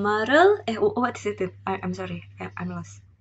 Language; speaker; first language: English; non-native, learner; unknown